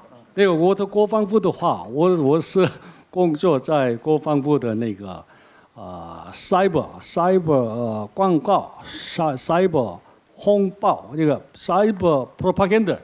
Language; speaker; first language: Chinese; non-native, learner; Korean